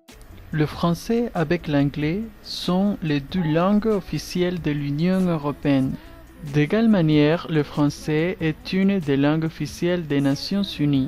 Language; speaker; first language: French; non-native, learner; Spanish